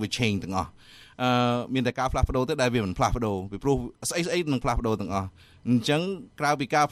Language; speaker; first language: Khmer; native; Khmer